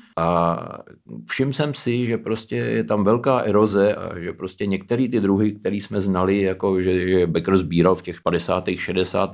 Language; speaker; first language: Czech; early bilingual, heritage; Czech